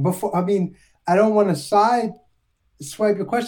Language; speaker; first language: English; native; English